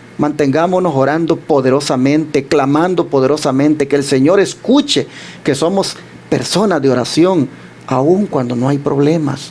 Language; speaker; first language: Spanish; native; Spanish